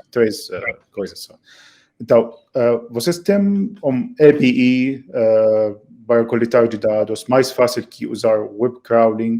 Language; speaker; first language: Portuguese; non-native, fluent; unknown